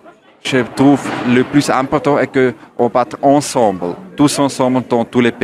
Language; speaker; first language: French; non-native, learner; German